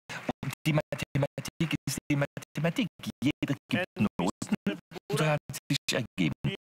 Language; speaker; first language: German; non-native, fluent; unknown